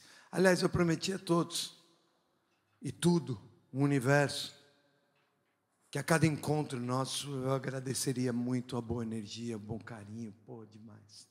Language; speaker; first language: Portuguese; non-native, fluent; English